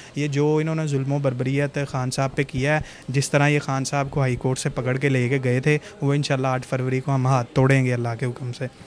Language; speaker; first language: Urdu; non-native, local second language; Punjabi